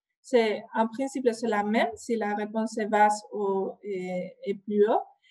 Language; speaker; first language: French; non-native, fluent; Spanish